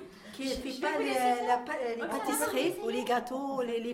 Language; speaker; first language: French; non-native, learner; Arabic